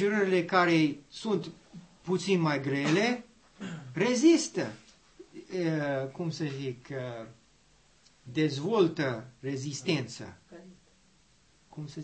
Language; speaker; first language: Romanian; non-native, learner; English